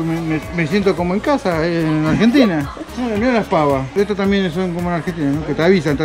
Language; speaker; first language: Spanish; native; Spanish